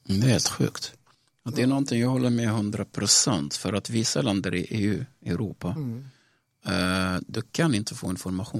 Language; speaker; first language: Swedish; non-native, fluent; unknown